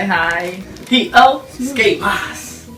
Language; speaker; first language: Japanese; non-native, learner; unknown